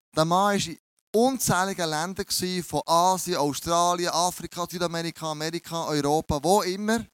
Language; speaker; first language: German; native; German